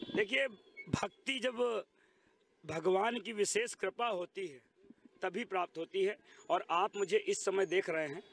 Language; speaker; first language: Hindi; native; Hindi